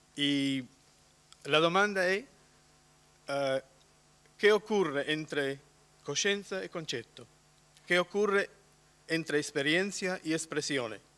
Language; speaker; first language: Italian; non-native, learner; Polish